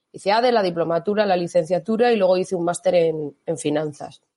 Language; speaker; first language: Spanish; native; Spanish